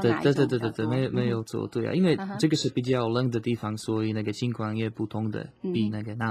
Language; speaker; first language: Chinese; non-native, fluent; Slovak